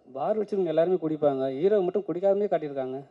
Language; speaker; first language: Tamil; native; Tamil